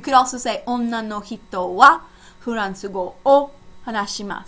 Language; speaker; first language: Japanese; non-native, fluent; English